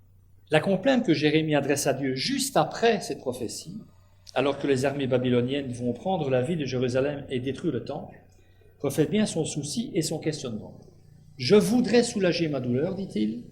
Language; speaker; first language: French; native; French